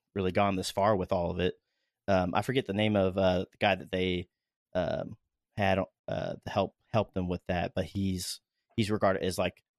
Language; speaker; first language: English; native; English